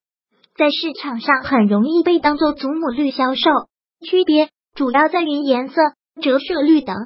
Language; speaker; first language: Chinese; native; Chinese